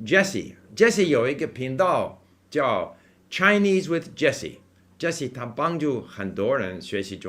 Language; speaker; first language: Chinese; non-native, learner; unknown